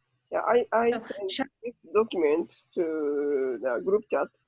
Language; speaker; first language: English; non-native, learner; Japanese